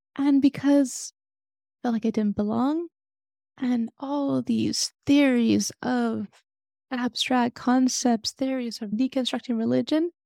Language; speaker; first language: English; native; English